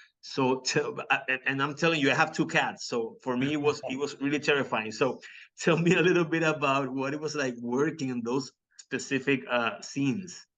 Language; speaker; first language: English; non-native, local second language; Spanish